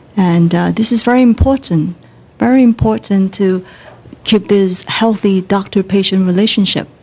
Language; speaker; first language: English; non-native, local second language; Cantonese